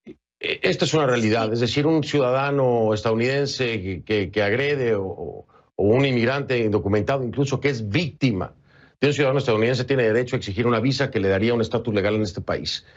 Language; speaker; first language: Spanish; native; Spanish